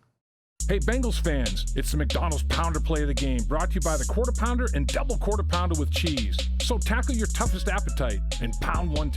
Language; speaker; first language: English; native; English